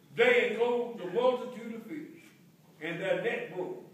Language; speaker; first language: English; native; English